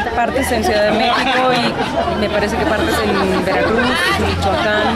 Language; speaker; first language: Spanish; native; Spanish